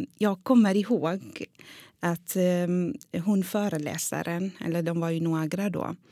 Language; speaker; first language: Swedish; non-native, fluent; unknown